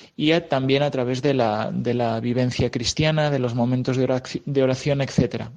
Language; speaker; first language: Spanish; native; Spanish